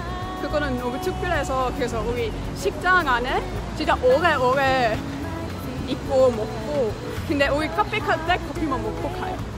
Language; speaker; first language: Korean; non-native, fluent; Dutch